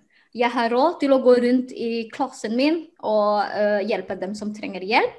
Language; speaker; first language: Norwegian; non-native, fluent; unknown